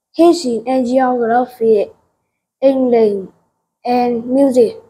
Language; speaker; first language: English; non-native, learner; Vietnamese